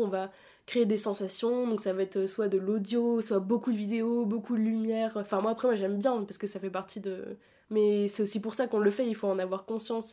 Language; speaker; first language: French; native; French